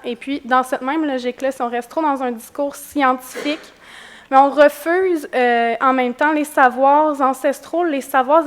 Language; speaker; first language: French; native; French